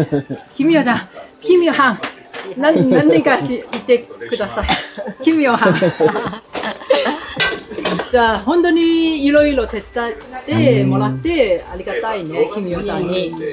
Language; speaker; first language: Japanese; non-native, learner; Cantonese